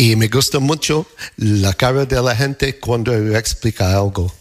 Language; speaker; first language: Spanish; non-native, learner; English